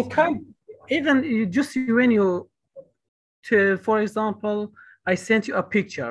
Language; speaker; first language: English; non-native, learner; Kurdish